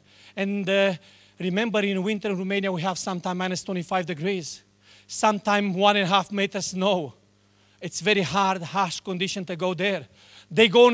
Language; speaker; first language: English; non-native, learner; Romanian